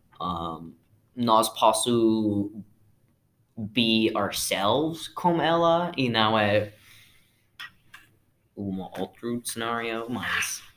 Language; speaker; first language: Portuguese; non-native, learner; English